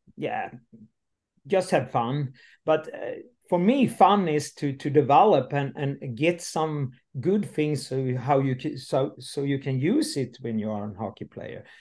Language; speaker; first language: English; non-native, learner; Swedish